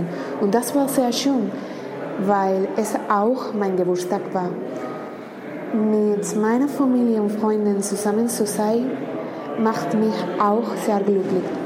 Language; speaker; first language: German; non-native, learner; Spanish